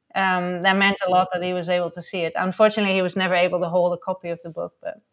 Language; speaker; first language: English; non-native, fluent; Dutch